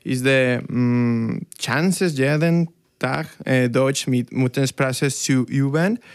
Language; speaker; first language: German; non-native, learner; Spanish